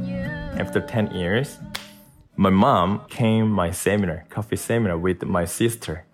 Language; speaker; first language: English; non-native, learner; Korean